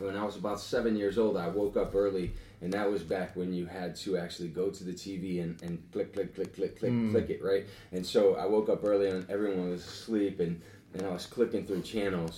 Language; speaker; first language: English; native; English